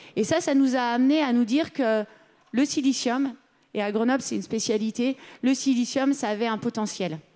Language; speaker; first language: French; native; French